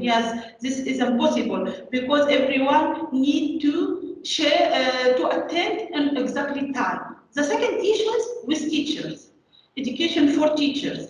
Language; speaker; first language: English; non-native, learner; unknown